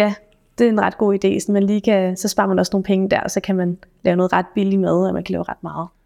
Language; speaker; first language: Danish; native; Danish